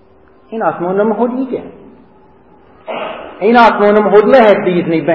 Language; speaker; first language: Hungarian; non-native, learner; English